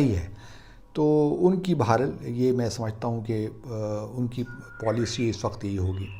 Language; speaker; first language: Urdu; native; Urdu